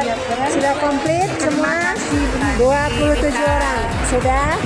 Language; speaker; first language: Indonesian; native; Indonesian